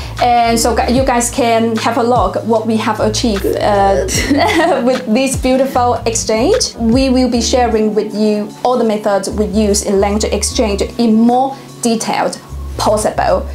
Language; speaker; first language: English; non-native, fluent; Chinese